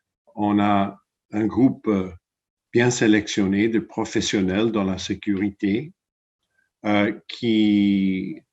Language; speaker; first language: French; non-native, fluent; English